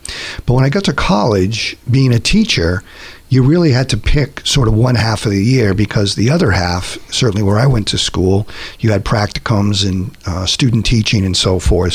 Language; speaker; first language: English; native; English